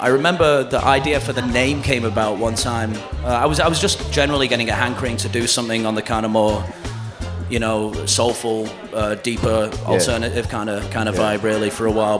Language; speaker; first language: English; native; English